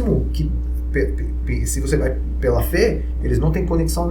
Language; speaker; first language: Portuguese; non-native, fluent; Hebrew